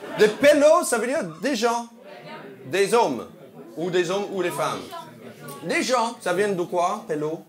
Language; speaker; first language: French; non-native, fluent; English